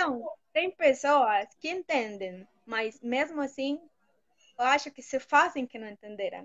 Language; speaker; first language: Portuguese; non-native, fluent; Spanish